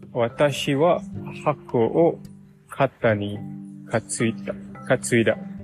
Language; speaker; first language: Japanese; non-native, learner; English